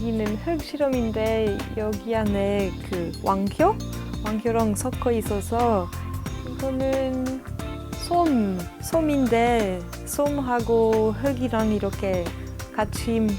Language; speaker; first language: Korean; non-native, fluent; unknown